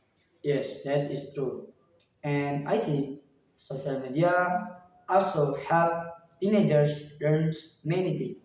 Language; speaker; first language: English; non-native, learner; Indonesian